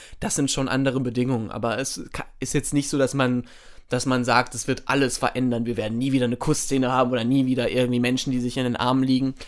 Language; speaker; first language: German; native; German